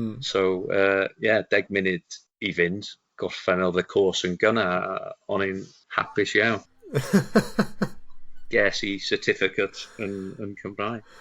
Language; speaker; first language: Welsh; non-native, local second language; English